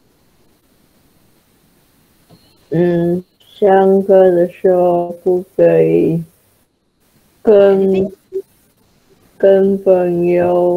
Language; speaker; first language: Chinese; non-native, learner; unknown